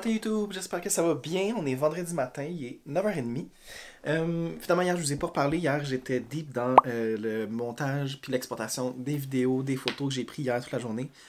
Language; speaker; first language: French; native; French